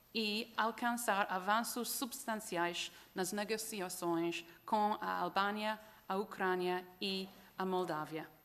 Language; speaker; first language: Portuguese; non-native, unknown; English